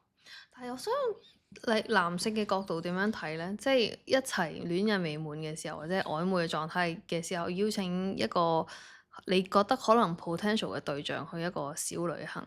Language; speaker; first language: Cantonese; native; Cantonese